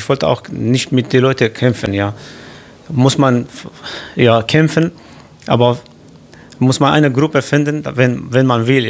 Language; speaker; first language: German; non-native, learner; Kurdish